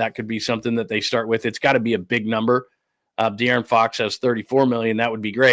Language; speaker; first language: English; native; English